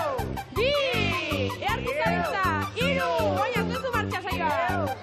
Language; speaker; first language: Basque; native; Basque